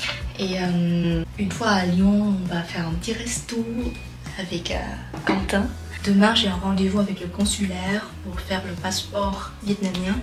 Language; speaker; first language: French; non-native, fluent; Vietnamese